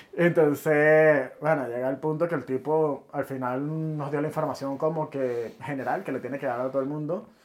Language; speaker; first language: Spanish; native; Spanish